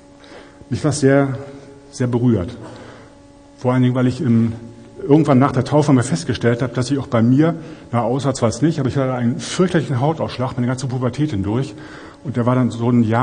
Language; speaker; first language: German; native; German